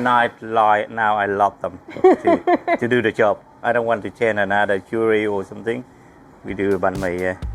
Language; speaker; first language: English; non-native, learner; Vietnamese